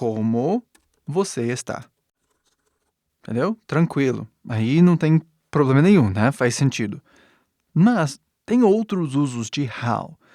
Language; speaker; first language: Portuguese; non-native, fluent; English